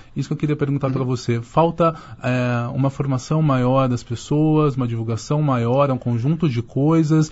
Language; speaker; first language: Portuguese; native; Portuguese